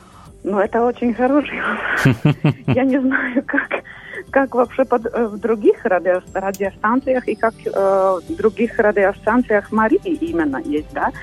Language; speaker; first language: Russian; non-native, local second language; Latvian